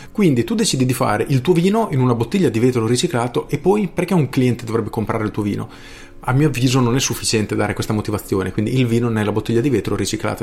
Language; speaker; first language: Italian; native; Italian